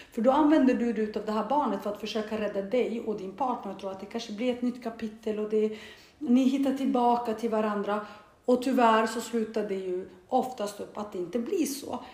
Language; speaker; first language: Swedish; early bilingual, other home language; Bosnian